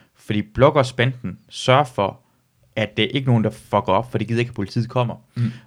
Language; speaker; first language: Danish; native; Danish